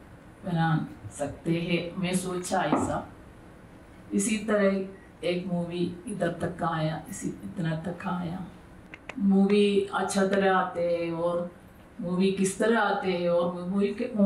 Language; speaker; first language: Hindi; non-native, local second language; Malayalam